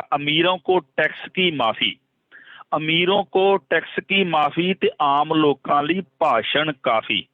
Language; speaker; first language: Hindi; non-native, local second language; Punjabi